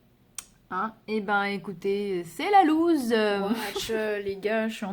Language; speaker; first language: French; native; French